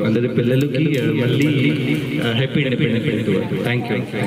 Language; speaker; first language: Telugu; non-native, fluent; Hindi